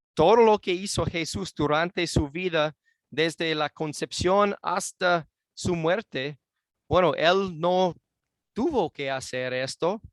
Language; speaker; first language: Spanish; non-native, fluent; English